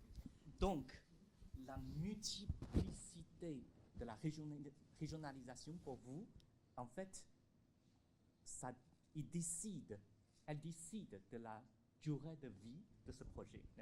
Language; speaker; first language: French; non-native, fluent; Chinese